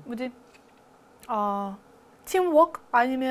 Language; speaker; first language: Korean; non-native, learner; Russian